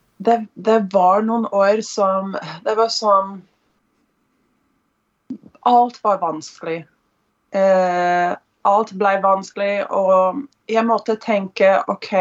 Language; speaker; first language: Norwegian; non-native, fluent; English